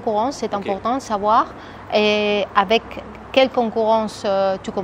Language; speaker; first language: French; non-native, fluent; Spanish